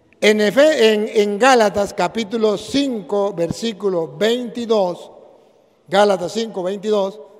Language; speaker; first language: Spanish; native; Spanish